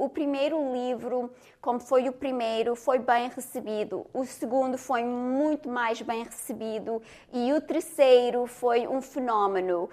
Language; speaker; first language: Portuguese; early bilingual, other home language; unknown